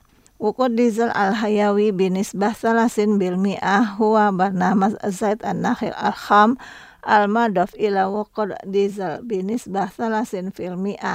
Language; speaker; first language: Arabic; non-native, fluent; Indonesian